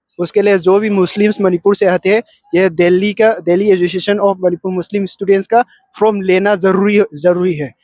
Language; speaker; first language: Hindi; non-native, local second language; Manipuri